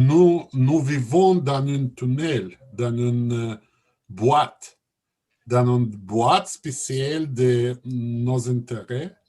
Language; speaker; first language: French; non-native, learner; Russian